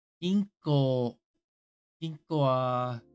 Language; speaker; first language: Japanese; non-native, learner; English